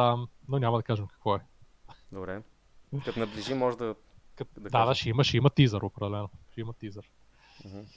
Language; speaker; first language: Bulgarian; native; Bulgarian